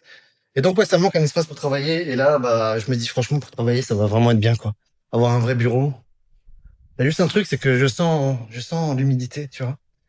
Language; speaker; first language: French; native; French